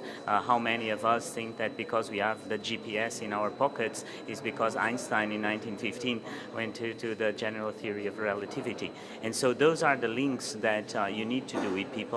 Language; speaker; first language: English; non-native, fluent; Portuguese